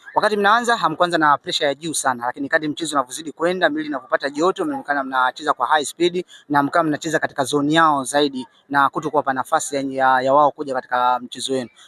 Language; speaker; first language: Swahili; native; Swahili